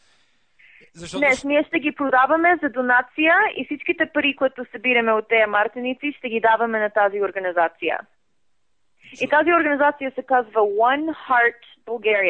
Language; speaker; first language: Bulgarian; non-native, fluent; English